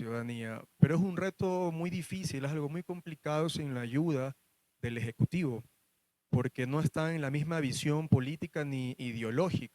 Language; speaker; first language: Spanish; native; Spanish